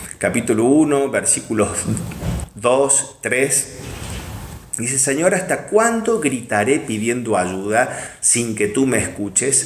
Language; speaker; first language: Spanish; native; Spanish